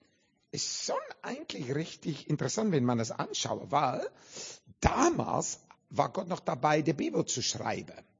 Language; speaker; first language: German; non-native, learner; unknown